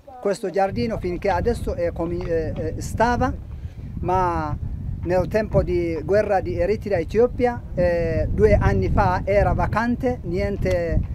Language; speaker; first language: Italian; non-native, learner; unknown